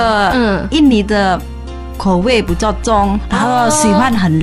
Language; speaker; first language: Chinese; non-native, learner; Indonesian